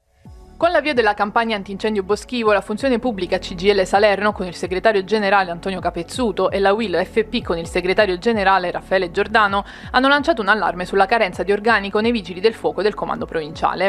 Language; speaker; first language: Italian; native; Italian